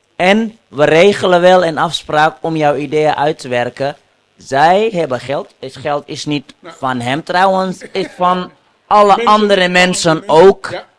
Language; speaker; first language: Dutch; non-native, fluent; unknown